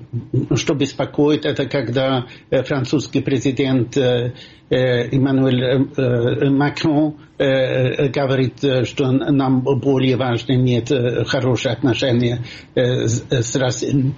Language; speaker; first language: Russian; non-native, fluent; Swedish